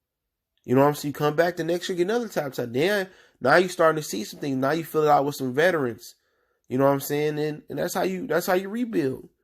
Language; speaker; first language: English; native; English